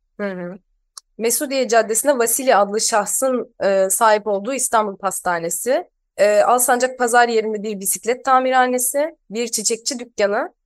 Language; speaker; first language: Turkish; native; Turkish